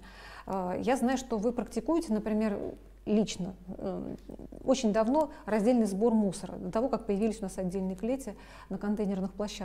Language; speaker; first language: Russian; native; Russian